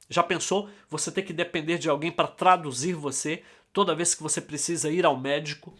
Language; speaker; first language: Portuguese; native; Portuguese